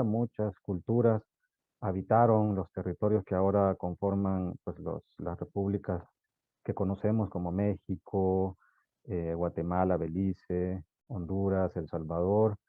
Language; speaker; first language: Spanish; native; Spanish